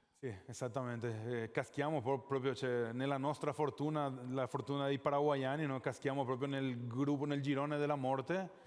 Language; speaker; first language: Italian; non-native, fluent; Spanish